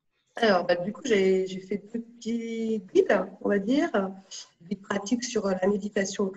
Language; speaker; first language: French; native; French